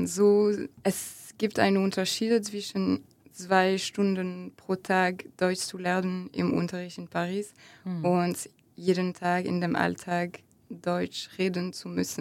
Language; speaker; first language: German; non-native, fluent; French